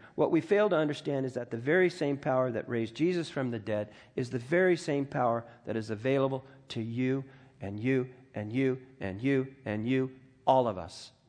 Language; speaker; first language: English; native; English